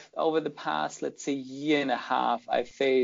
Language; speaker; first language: English; non-native, fluent; German